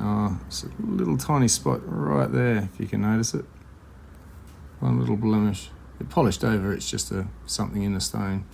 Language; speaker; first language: English; native; English